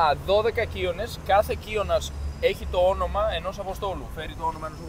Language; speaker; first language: Greek; native; Greek